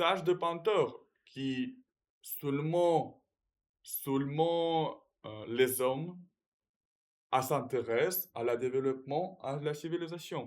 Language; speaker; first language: French; non-native, learner; Russian